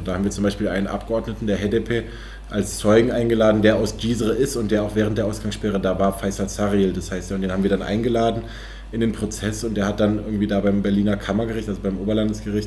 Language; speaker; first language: German; native; German